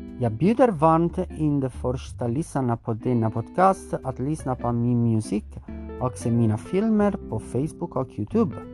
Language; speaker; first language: Swedish; non-native, learner; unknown